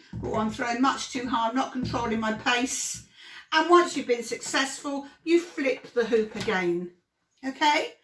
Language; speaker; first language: English; native; English